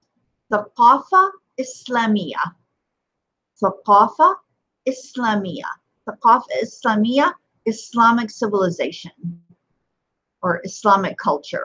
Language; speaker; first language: Arabic; non-native, fluent; English